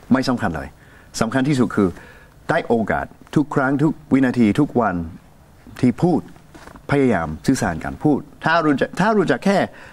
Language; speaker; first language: Thai; non-native, fluent; English